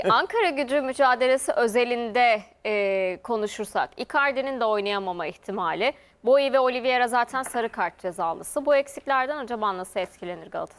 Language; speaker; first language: Turkish; native; Turkish